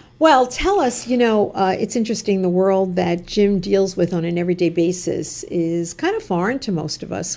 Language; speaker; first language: English; native; English